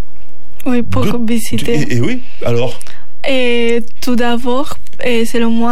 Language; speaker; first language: French; non-native, learner; Spanish